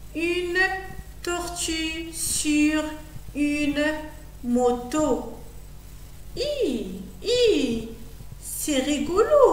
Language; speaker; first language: French; non-native, local second language; Arabic